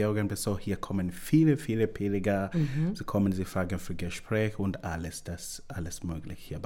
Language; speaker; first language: German; non-native, learner; Swahili